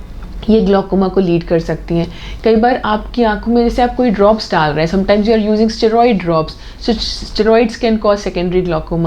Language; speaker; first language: Hindi; native; Hindi